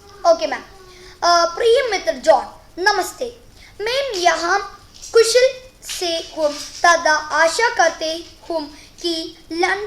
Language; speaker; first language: Hindi; non-native, local second language; Malayalam